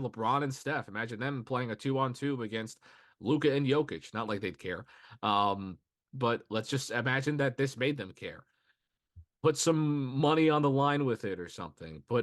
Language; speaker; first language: English; native; English